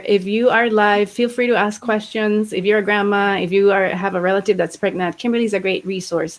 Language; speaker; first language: English; native; English